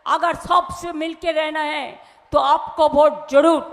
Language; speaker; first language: Hindi; non-native, local second language; Bangla